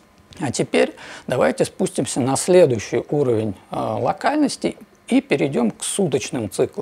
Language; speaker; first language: Russian; native; Russian